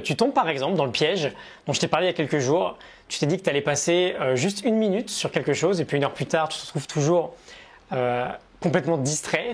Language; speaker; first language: French; native; French